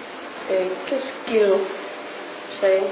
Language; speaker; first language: French; non-native, learner; English